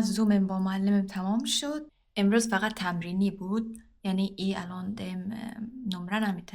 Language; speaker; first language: Persian; early bilingual, heritage; Persian